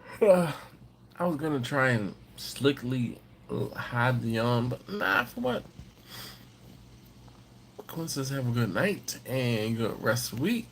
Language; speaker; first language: English; native; English